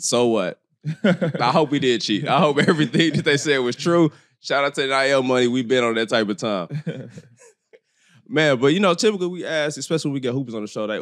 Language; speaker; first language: English; native; English